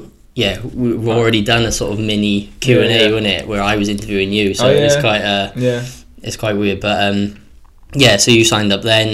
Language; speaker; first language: English; native; English